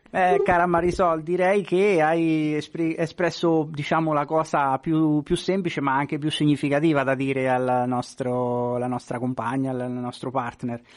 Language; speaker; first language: Italian; native; Italian